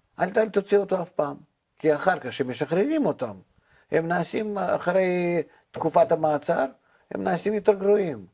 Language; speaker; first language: Hebrew; non-native, fluent; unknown